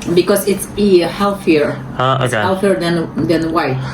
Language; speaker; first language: English; non-native, learner; Russian